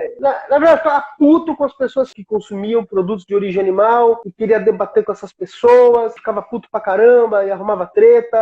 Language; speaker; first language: Portuguese; native; Portuguese